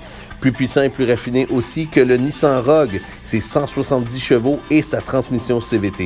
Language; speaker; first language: French; native; French